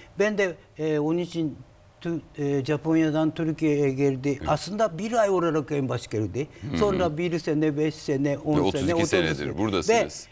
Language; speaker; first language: Turkish; non-native, learner; Japanese